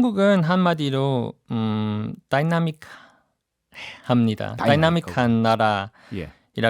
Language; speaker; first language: Korean; non-native, fluent; English